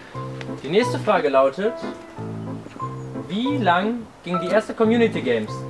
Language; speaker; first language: German; native; German